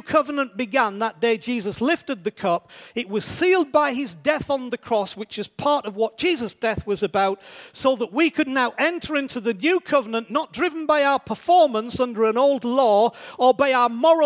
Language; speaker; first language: English; native; English